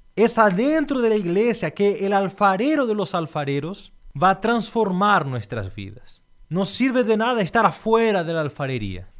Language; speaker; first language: Spanish; non-native, fluent; Portuguese